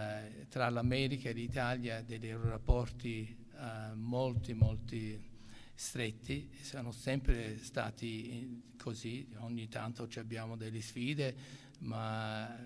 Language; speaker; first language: Italian; non-native, local second language; English